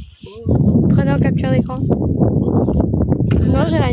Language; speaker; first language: French; native; French